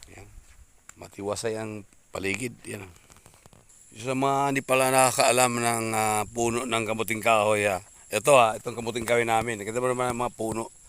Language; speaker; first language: Filipino; non-native, local second language; Cebuano